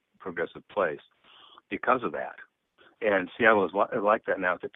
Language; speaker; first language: English; native; English